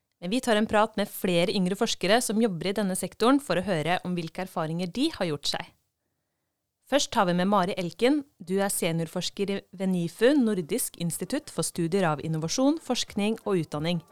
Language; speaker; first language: Norwegian; native; Norwegian